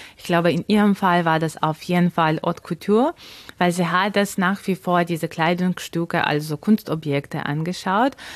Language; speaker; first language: German; non-native, fluent; Ukrainian